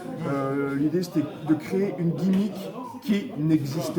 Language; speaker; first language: French; native; French